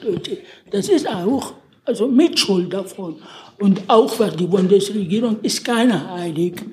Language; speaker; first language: German; non-native, learner; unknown